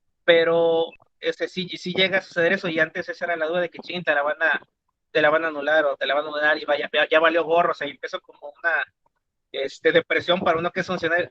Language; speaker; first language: Spanish; native; Spanish